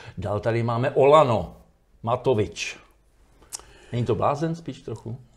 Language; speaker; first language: Czech; native; Czech